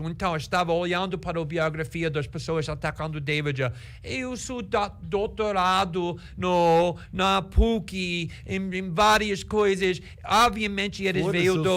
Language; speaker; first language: Portuguese; non-native, fluent; English